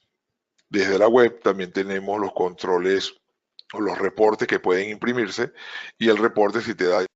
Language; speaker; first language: Spanish; native; Spanish